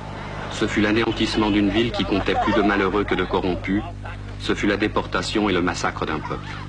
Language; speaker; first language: French; native; French